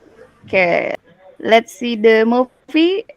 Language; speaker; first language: English; non-native, learner; Indonesian